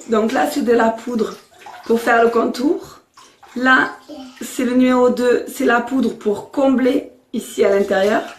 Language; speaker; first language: French; native; French